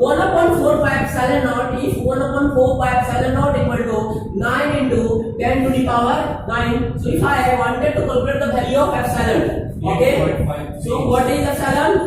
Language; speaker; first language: English; non-native, local second language; Hindi